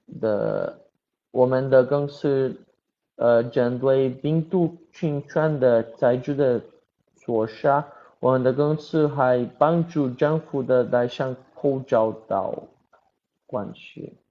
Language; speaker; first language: Chinese; non-native, learner; Portuguese